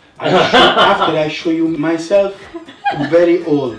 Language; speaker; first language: English; non-native, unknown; Italian